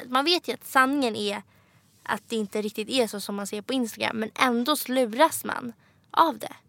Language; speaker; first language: Swedish; native; Swedish